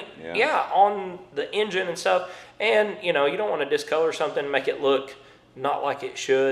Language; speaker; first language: English; native; English